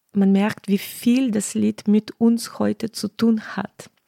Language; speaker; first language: German; non-native, fluent; Ukrainian